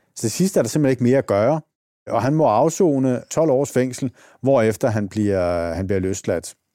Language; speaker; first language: Danish; native; Danish